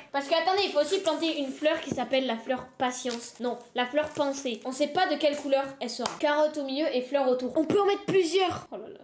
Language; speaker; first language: French; native; French